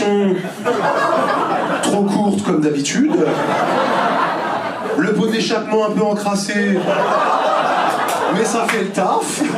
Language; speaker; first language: French; native; French